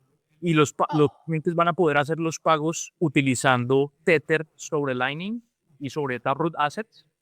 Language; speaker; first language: Spanish; native; Spanish